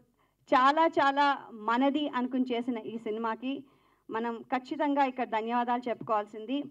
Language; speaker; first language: Telugu; native; Telugu